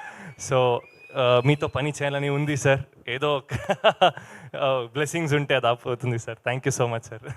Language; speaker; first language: Telugu; non-native, learner; Kannada